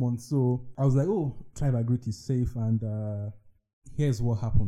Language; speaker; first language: English; non-native, local second language; Yoruba